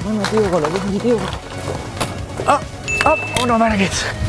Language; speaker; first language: German; native; German